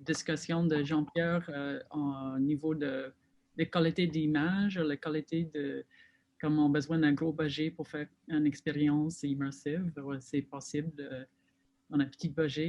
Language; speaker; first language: French; non-native, fluent; English